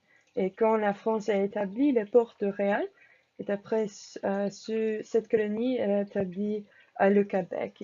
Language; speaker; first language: French; non-native, learner; English